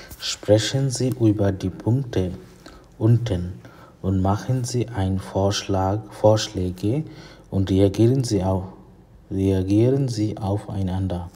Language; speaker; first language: German; non-native, fluent; Bangla